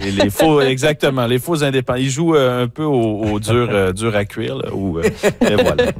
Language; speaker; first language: French; native; French